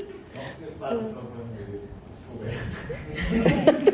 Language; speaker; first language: French; non-native, learner; Khmer